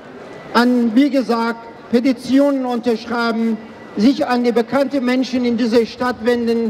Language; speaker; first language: German; non-native, fluent; Persian